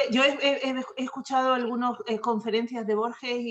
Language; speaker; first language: Spanish; native; Spanish